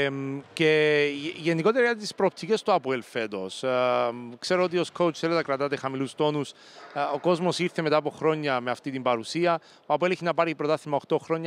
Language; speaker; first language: Greek; native; Greek